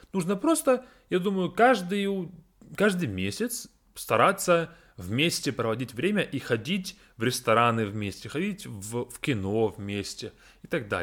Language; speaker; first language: Russian; native; Russian